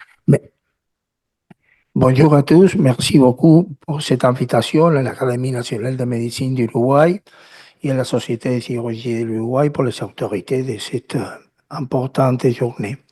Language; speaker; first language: French; non-native, learner; Spanish